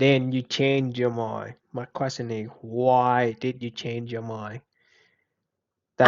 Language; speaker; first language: English; non-native, fluent; Vietnamese